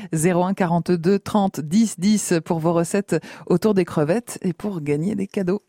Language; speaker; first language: French; native; French